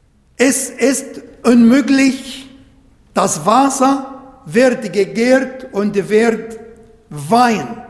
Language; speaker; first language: German; non-native, fluent; Arabic